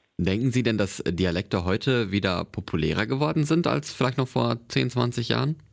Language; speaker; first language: German; native; German